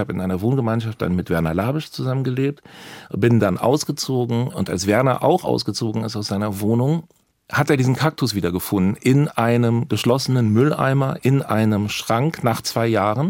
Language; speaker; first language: German; native; German